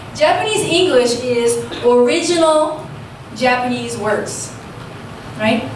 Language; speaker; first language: English; native; English